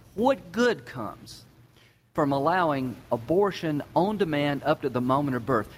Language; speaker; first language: English; native; English